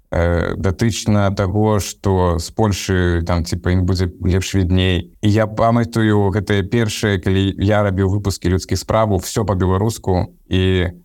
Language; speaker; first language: Belarusian; non-native, local second language; Russian